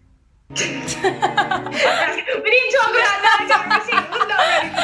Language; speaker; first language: English; native; English